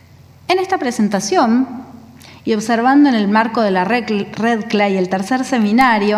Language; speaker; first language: Spanish; native; Spanish